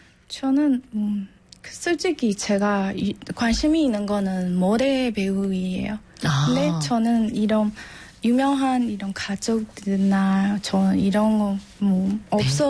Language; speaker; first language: Korean; non-native, learner; Burmese